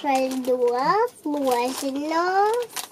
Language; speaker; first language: Lithuanian; early bilingual, heritage; Lithuanian